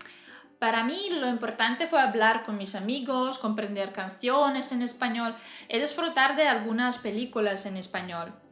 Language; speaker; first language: Spanish; non-native, fluent; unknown